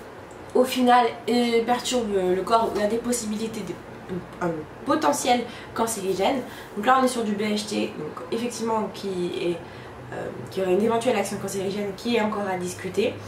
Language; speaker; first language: French; native; French